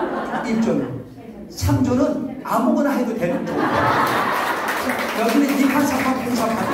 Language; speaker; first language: Korean; native; Korean